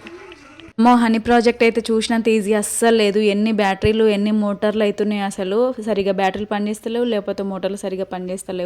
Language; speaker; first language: Telugu; native; Telugu